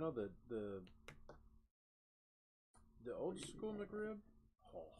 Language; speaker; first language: English; native; English